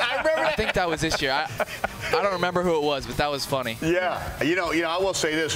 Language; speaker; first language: English; native; English